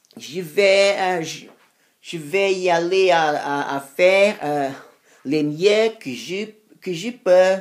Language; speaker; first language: French; non-native, learner; Spanish